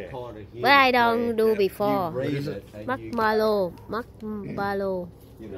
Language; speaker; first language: English; non-native, learner; Vietnamese